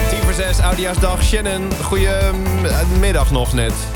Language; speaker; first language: Dutch; native; Dutch